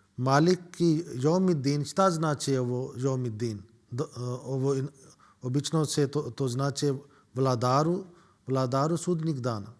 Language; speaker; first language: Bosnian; non-native, learner; Urdu